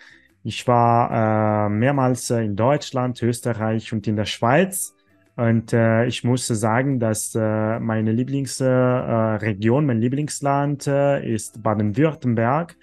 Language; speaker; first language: German; non-native, fluent; Italian